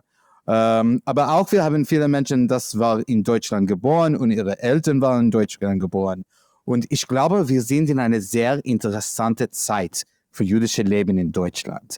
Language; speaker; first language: German; non-native, learner; English